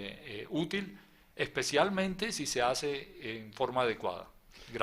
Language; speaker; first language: Spanish; native; Spanish